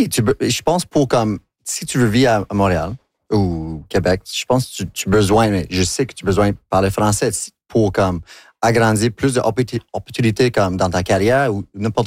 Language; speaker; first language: French; non-native, local second language; English